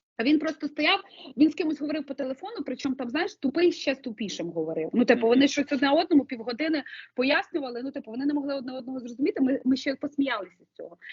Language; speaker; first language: Ukrainian; native; Ukrainian